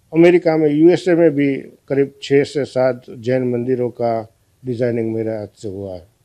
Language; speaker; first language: Hindi; non-native, local second language; Gujarati